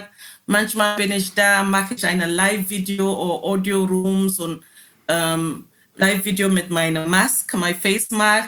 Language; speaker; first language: German; non-native, learner; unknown